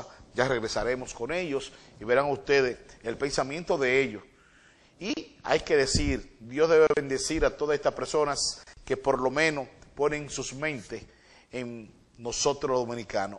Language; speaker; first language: Spanish; native; Spanish